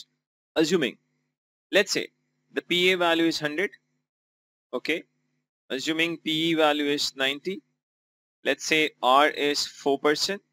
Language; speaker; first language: English; non-native, local second language; Urdu